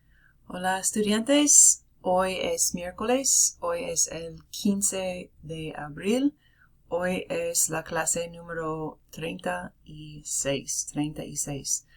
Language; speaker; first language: Spanish; non-native, fluent; English